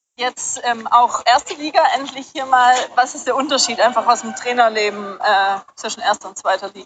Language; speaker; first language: German; native; German